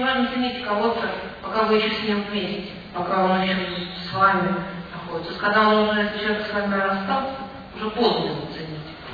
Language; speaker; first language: Russian; native; Russian